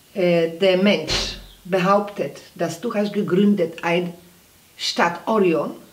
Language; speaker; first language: German; non-native, learner; Polish